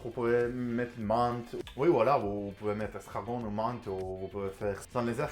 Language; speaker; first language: French; non-native, learner; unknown